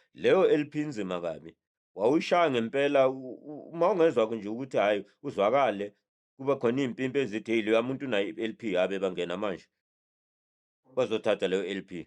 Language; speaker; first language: Zulu; native; Zulu